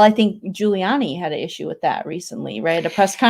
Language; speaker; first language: English; native; English